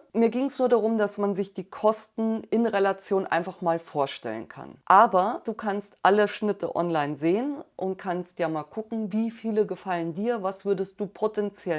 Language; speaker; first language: German; native; German